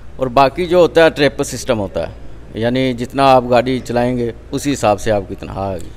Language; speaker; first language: Urdu; non-native, local second language; Punjabi